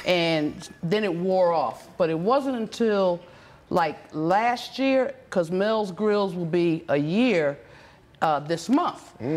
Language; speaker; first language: English; native; English